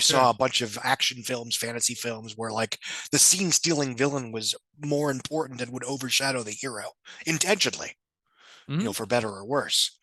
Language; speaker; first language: English; native; English